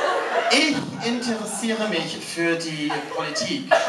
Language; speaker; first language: German; non-native, learner; English